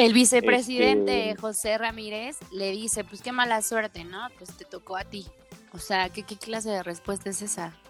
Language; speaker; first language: Spanish; native; Spanish